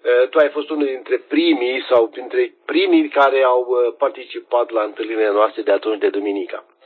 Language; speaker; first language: Romanian; native; Romanian